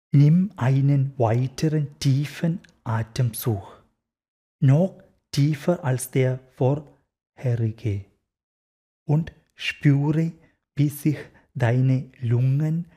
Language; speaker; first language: German; non-native, learner; Malayalam